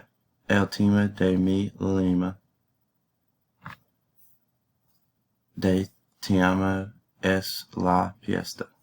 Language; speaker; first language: Spanish; non-native, learner; English